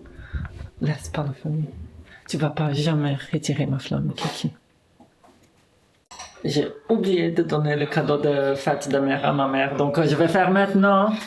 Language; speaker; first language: French; non-native, fluent; Portuguese